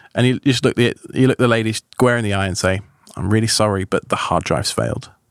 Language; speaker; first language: English; native; English